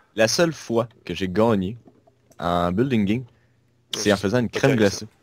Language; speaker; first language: French; native; French